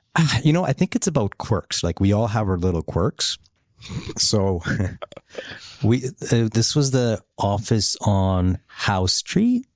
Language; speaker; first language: English; early bilingual, other home language; Polish